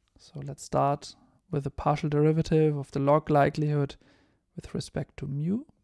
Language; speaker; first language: English; non-native, fluent; German